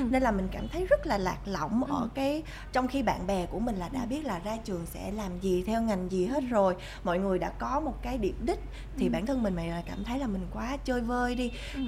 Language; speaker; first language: Vietnamese; early bilingual, heritage; Vietnamese